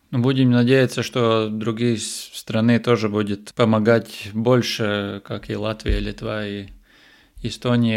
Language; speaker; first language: Russian; non-native, local second language; Latvian